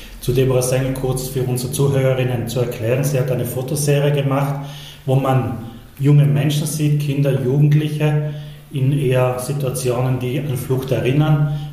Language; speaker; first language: German; native; German